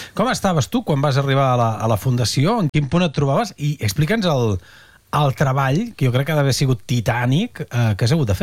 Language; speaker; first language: Catalan; native; Catalan